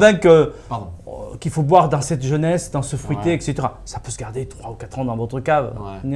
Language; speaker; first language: French; native; French